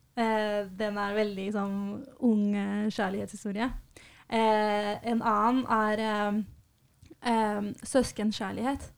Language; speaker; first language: Norwegian; non-native, fluent; Spanish